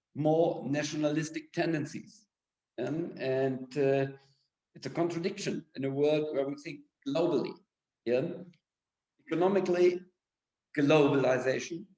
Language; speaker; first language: English; non-native, fluent; German